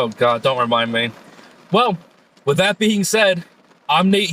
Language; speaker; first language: English; native; English